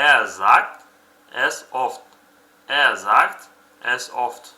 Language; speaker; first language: German; non-native, fluent; Uzbek